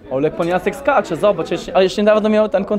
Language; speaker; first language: Polish; native; Polish